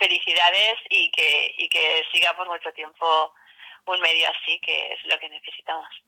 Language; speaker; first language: Spanish; native; Spanish